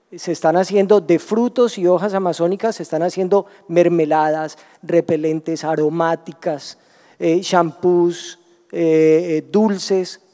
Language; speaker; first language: Spanish; native; Spanish